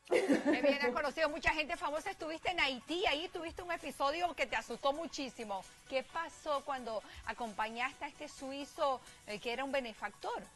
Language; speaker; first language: Spanish; native; Spanish